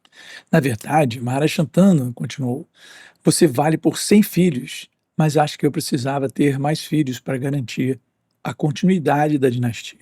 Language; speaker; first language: Portuguese; native; Portuguese